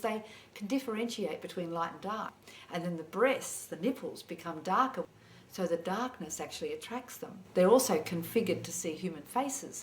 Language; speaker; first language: English; native; English